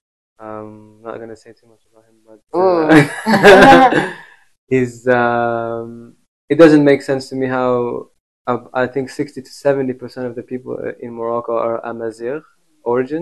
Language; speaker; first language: English; native; English